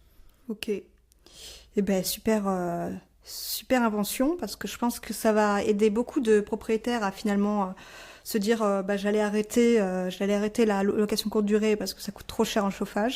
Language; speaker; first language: French; native; French